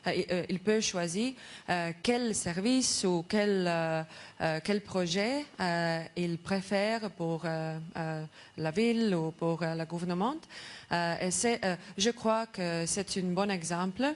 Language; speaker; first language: French; non-native, learner; Estonian